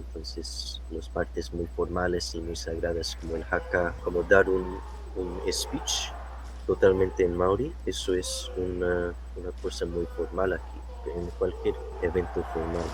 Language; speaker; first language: Spanish; non-native, fluent; English